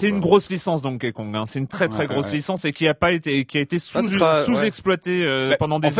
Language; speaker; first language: French; native; French